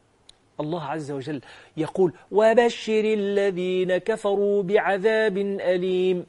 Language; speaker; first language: Arabic; native; Arabic